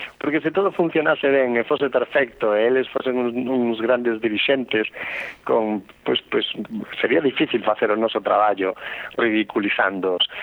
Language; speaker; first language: Galician; non-native, local second language; Spanish